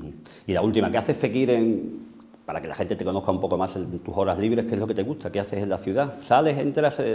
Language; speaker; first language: Spanish; native; Spanish